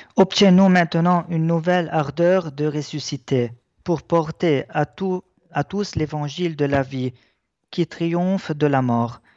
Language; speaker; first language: French; non-native, local second language; Arabic